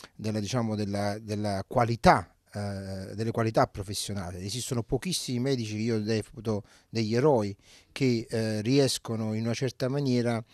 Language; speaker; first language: Italian; native; Italian